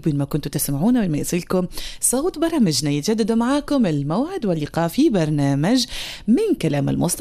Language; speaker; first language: Arabic; native; Arabic